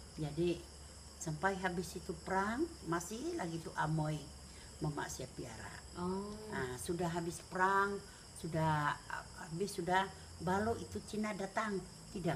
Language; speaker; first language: Indonesian; non-native, local second language; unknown